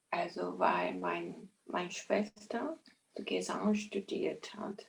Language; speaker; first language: German; non-native, fluent; Korean